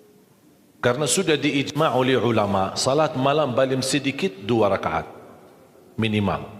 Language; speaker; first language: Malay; non-native, fluent; Arabic